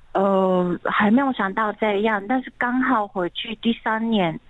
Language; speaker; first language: Chinese; non-native, fluent; Japanese